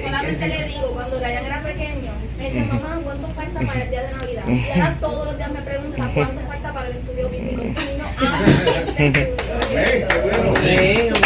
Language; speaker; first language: Spanish; native; Spanish